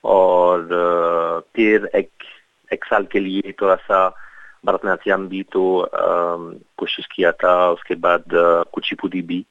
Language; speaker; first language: Hindi; non-native, fluent; French